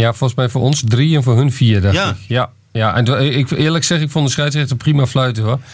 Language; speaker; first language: Dutch; native; Dutch